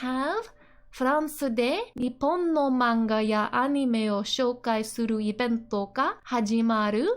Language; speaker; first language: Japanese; non-native, fluent; English